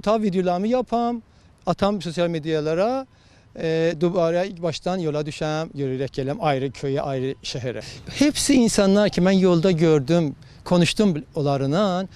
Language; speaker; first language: Turkish; non-native, learner; Azerbaijani